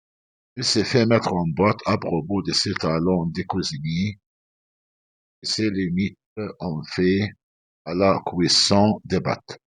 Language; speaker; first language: French; non-native, fluent; Arabic